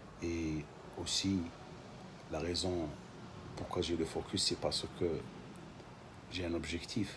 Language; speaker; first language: French; non-native, local second language; Arabic